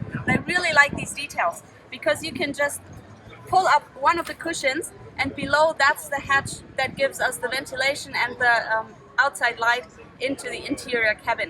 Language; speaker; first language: English; non-native, fluent; German